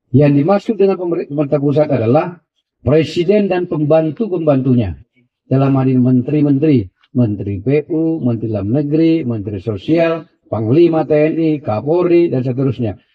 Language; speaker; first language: Indonesian; non-native, local second language; Buginese